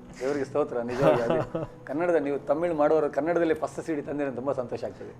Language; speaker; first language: Kannada; native; Kannada